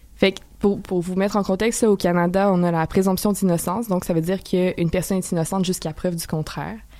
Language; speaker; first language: French; native; French